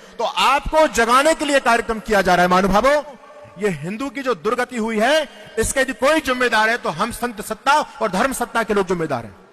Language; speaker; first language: Hindi; native; Hindi